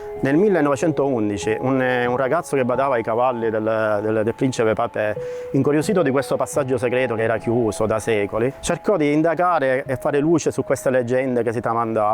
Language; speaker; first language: Italian; native; Italian